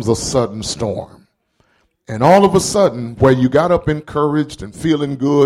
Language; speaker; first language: English; native; English